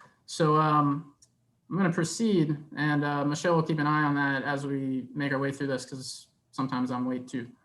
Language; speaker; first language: English; native; English